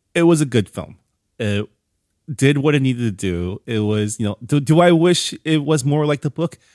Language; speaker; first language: English; early bilingual, other home language; Chinese